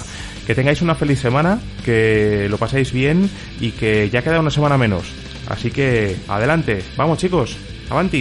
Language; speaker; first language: Spanish; native; Spanish